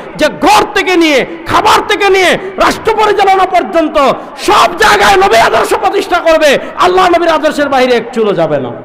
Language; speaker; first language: Bangla; native; Bangla